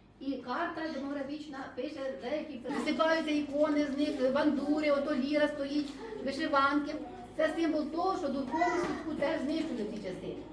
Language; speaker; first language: Ukrainian; native; Ukrainian